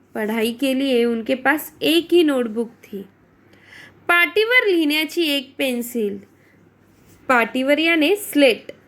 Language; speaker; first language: Hindi; non-native, local second language; Marathi